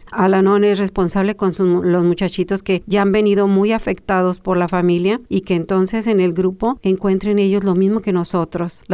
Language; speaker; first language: Spanish; native; Spanish